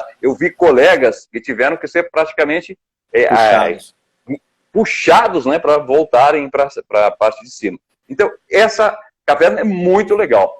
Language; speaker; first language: Portuguese; native; Portuguese